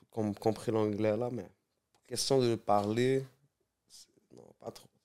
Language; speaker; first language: French; early bilingual, other home language; Arabic